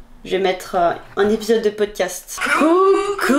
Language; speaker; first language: French; native; French